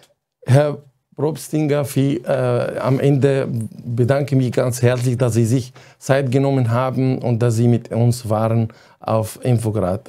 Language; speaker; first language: German; non-native, fluent; Arabic